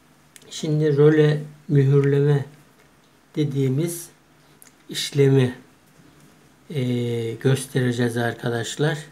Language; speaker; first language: Turkish; native; Turkish